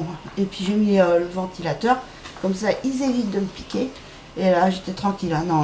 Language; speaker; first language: French; native; French